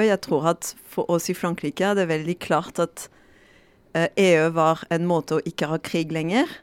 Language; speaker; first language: Norwegian; non-native, fluent; French